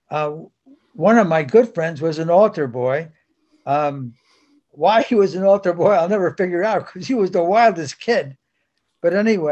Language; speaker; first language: English; early bilingual, other home language; Spanish